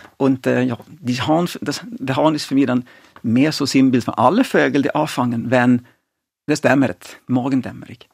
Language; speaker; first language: German; non-native, fluent; Swedish